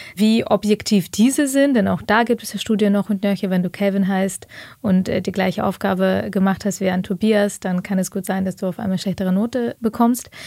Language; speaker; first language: German; early bilingual, other home language; Ukrainian